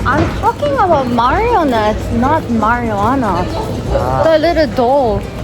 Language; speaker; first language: English; non-native, learner; Korean